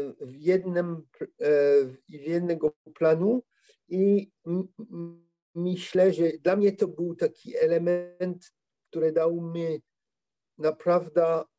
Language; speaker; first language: Polish; non-native, learner; French